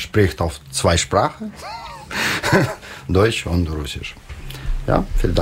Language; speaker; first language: German; non-native, learner; Russian